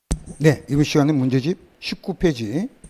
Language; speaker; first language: Korean; native; Korean